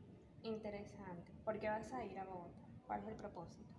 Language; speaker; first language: Spanish; non-native, learner; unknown